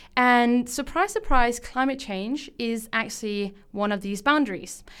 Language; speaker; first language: English; non-native, fluent; Danish